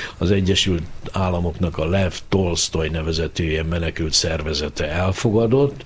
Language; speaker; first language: Hungarian; native; Hungarian